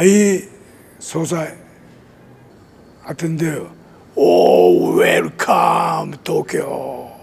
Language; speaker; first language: Portuguese; non-native, learner; Japanese